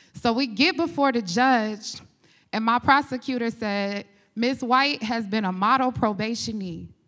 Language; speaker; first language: English; native; English